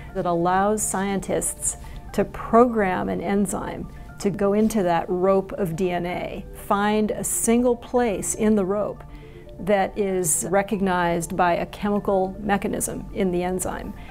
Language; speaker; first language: English; native; English